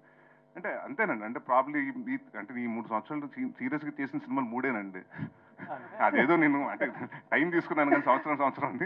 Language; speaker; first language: Telugu; native; Telugu